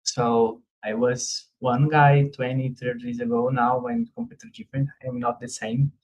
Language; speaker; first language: English; non-native, fluent; Portuguese